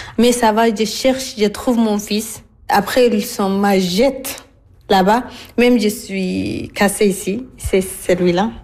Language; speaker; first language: French; non-native, learner; Arabic